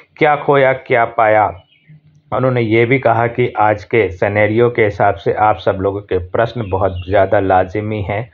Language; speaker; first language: Hindi; native; Hindi